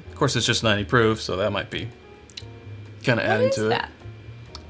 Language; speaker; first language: English; native; English